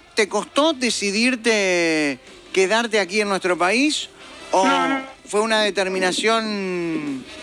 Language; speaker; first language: Spanish; native; Spanish